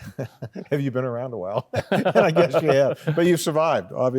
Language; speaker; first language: English; native; English